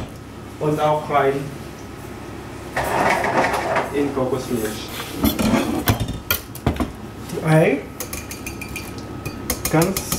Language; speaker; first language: German; non-native, learner; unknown